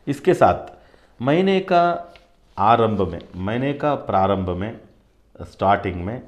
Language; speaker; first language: Hindi; non-native, local second language; Kannada